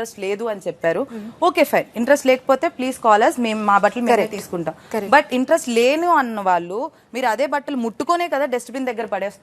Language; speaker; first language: Telugu; native; Telugu